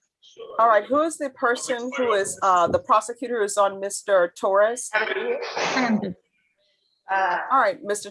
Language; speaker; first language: English; native; English